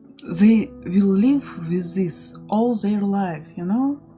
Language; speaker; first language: English; non-native, learner; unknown